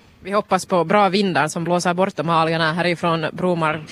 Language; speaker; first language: Swedish; native; Swedish